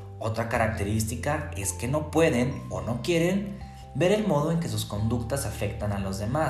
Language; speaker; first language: Spanish; native; Spanish